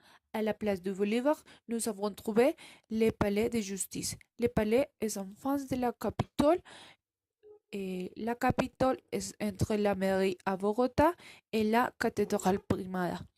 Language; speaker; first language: French; non-native, learner; Spanish